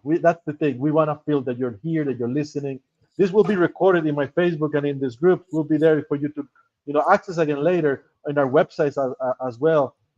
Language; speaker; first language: English; non-native, fluent; Spanish